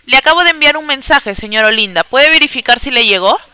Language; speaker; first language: Spanish; native; Spanish